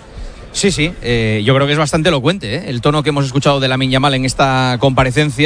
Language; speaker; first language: Spanish; native; Spanish